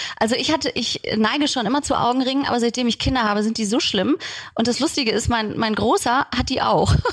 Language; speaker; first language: German; early bilingual, other home language; Turkish